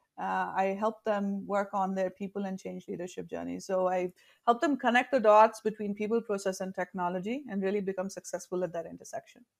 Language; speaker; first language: English; non-native, local second language; Tamil